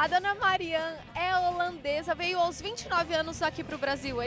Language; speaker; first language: Portuguese; native; Portuguese